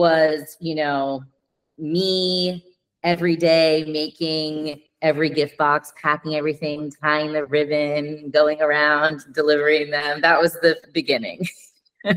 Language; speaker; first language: English; native; English